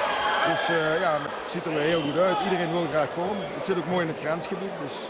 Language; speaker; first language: Dutch; native; Dutch